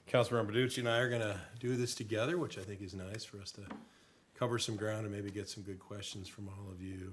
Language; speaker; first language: English; native; English